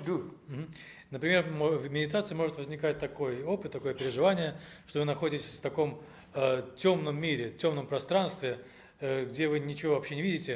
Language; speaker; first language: Russian; native; Russian